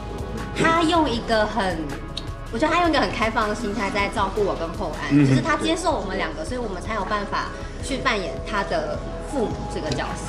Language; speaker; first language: Chinese; native; Chinese